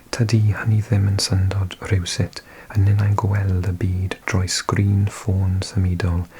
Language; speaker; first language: Welsh; non-native, learner; English